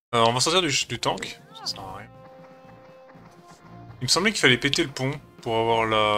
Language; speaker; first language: French; native; French